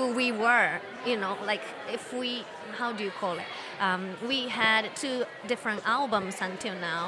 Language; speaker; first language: English; non-native, fluent; Japanese